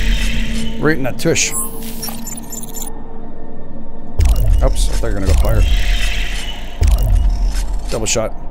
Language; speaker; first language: English; native; English